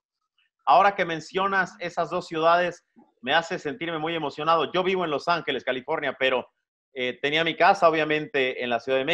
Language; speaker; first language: Portuguese; non-native, learner; Spanish